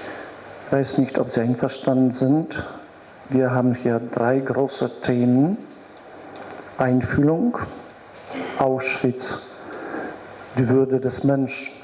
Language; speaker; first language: German; non-native, fluent; Polish